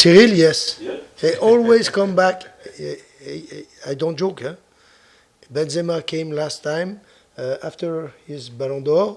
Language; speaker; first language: English; non-native, fluent; French